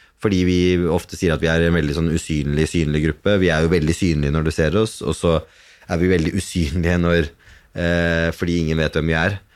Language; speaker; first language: Norwegian; early bilingual, other home language; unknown